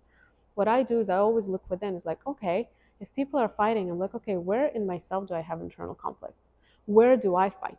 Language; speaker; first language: English; non-native, fluent; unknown